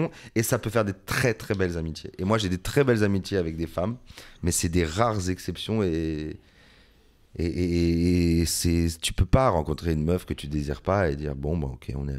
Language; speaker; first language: French; native; French